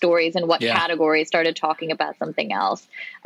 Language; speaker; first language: English; non-native, local second language; Urdu